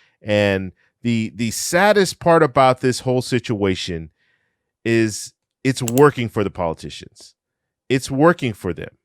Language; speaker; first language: English; native; English